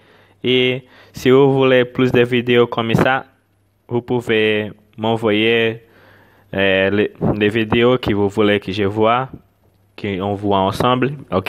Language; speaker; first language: French; non-native, learner; Portuguese